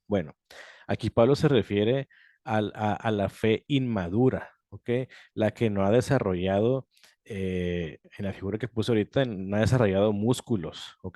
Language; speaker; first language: Spanish; native; Spanish